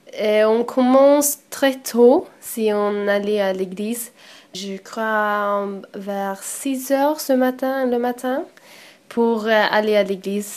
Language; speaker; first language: French; non-native, learner; Swedish